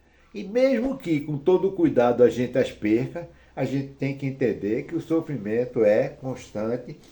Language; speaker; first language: Portuguese; native; Portuguese